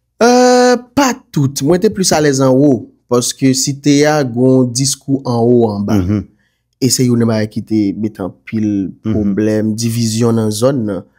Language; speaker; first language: Haitian Creole; native; Haitian Creole